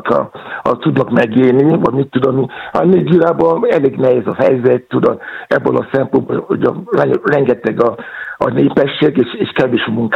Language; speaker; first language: Hungarian; non-native, fluent; Yoruba